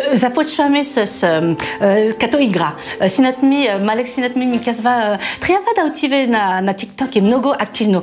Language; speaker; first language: Bulgarian; non-native, learner; French